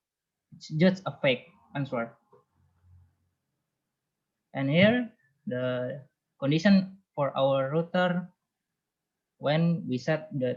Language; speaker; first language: English; non-native, learner; Indonesian